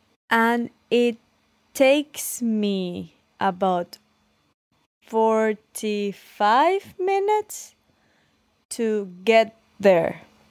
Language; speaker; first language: English; non-native, learner; Spanish